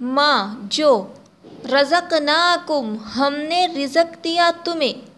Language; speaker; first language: Urdu; native; Urdu